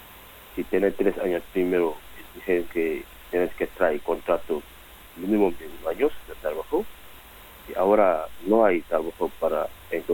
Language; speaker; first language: Spanish; non-native, learner; Wolof